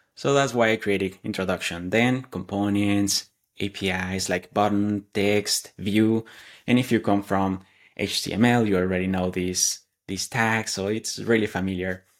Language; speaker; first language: English; non-native, fluent; Spanish